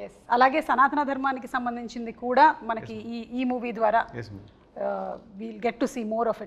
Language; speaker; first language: Telugu; native; Telugu